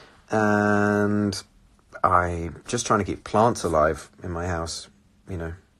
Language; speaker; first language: English; native; English